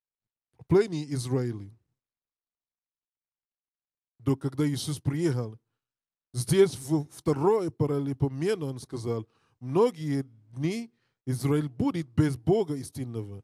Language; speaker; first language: Russian; non-native, learner; English